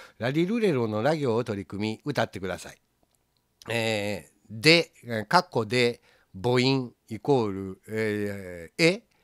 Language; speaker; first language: Japanese; native; Japanese